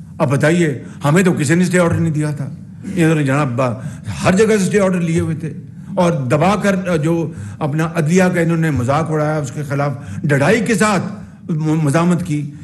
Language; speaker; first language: Urdu; non-native, local second language; Punjabi